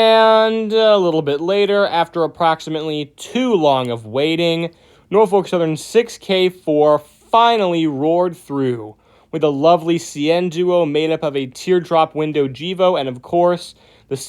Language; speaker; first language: English; native; English